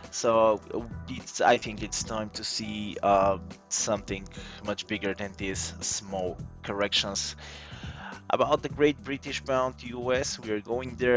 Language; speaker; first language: English; non-native, fluent; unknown